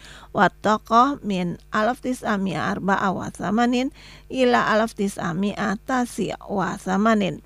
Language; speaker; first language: Arabic; non-native, fluent; Indonesian